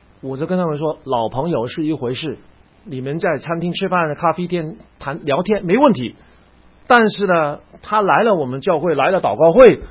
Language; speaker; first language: Chinese; non-native, local second language; Cantonese